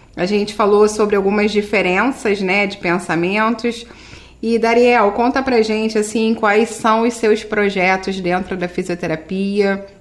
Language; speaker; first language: Portuguese; native; Portuguese